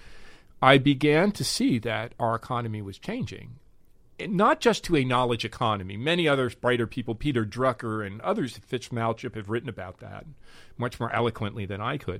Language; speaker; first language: English; native; English